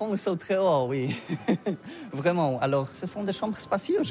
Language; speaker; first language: French; non-native, learner; Polish